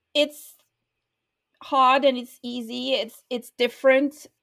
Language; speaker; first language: English; non-native, fluent; French